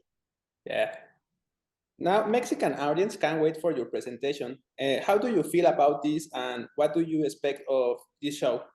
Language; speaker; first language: English; non-native, fluent; Spanish